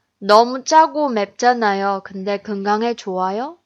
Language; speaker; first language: Korean; non-native, fluent; Chinese